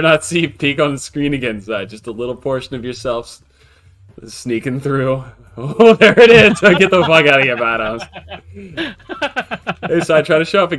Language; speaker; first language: English; native; English